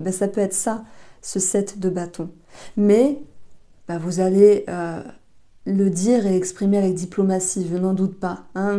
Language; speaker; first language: French; native; French